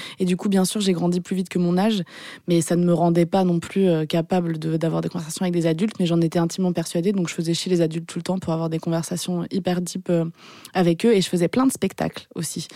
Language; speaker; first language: French; early bilingual, other home language; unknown